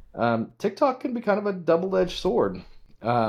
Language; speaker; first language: English; native; English